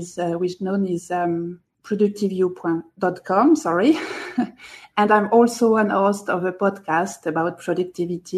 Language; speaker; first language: English; non-native, fluent; French